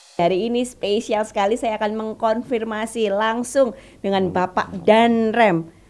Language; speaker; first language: Indonesian; native; Indonesian